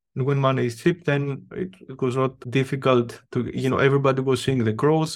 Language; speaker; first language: English; non-native, fluent; Greek